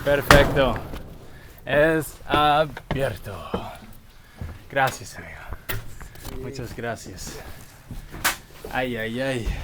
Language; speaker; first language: Spanish; non-native, learner; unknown